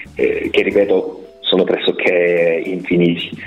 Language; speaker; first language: Italian; native; Italian